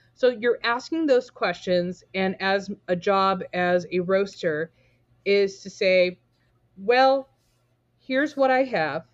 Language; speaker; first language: English; native; English